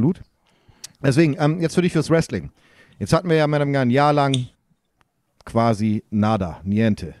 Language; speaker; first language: German; native; German